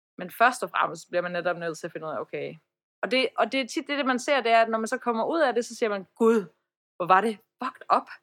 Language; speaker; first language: Danish; early bilingual, other home language; Persian